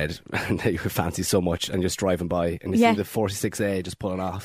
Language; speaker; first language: English; native; English